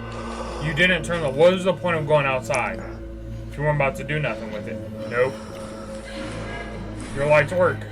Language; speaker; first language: English; native; English